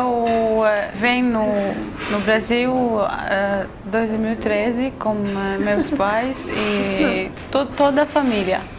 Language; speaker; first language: Portuguese; non-native, learner; Arabic